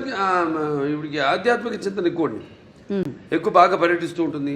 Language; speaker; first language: Telugu; native; Telugu